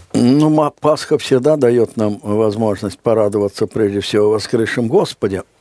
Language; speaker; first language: Russian; native; Russian